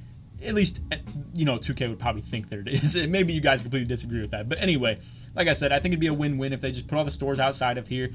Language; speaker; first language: English; native; English